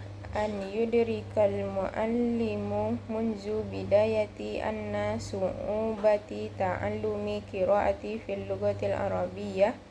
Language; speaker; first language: Arabic; non-native, learner; Indonesian